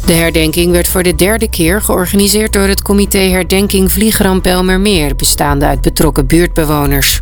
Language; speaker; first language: Dutch; native; Dutch